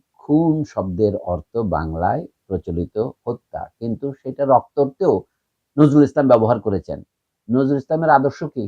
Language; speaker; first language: Bangla; native; Bangla